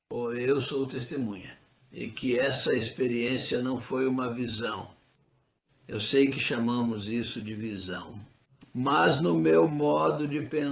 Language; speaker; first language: Portuguese; non-native, fluent; English